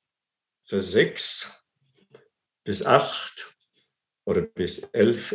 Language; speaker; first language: German; non-native, fluent; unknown